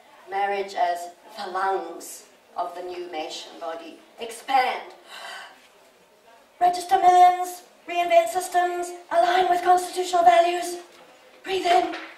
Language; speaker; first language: English; native; English